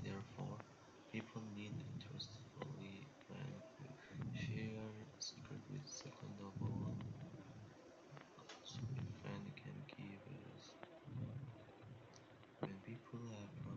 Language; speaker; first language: English; non-native, learner; Korean